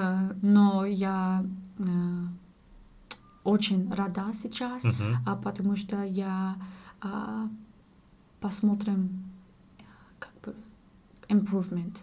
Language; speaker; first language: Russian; non-native, learner; English